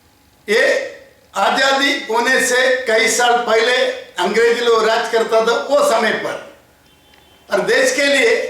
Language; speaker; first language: Hindi; non-native, local second language; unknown